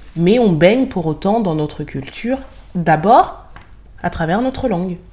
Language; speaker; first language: French; native; French